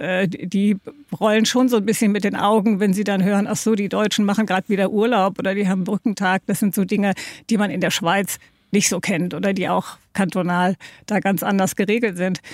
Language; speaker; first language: German; native; German